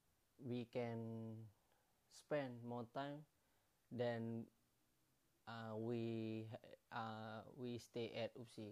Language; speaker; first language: English; non-native, learner; Malay